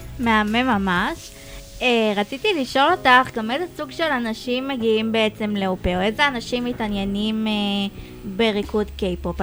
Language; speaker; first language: Hebrew; native; Hebrew